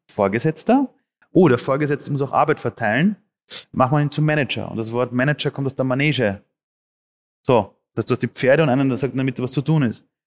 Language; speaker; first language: German; early bilingual, other home language; Persian